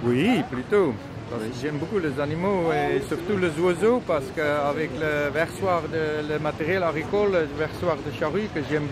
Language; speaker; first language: French; non-native, learner; Dutch